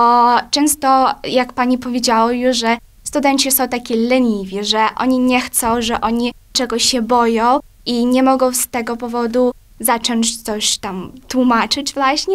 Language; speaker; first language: Polish; non-native, fluent; Ukrainian